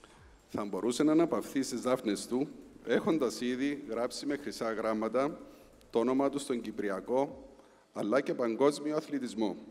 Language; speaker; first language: Greek; native; Greek